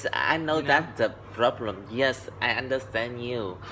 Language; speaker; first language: English; non-native, learner; Vietnamese